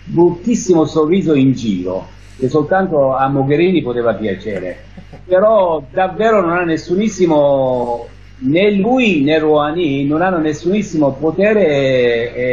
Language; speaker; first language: Italian; non-native, fluent; Persian